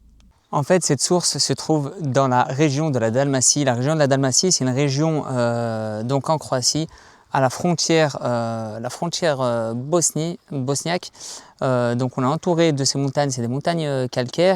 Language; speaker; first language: French; native; French